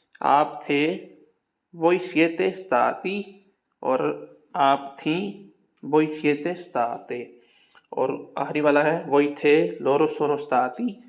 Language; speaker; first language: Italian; non-native, fluent; Urdu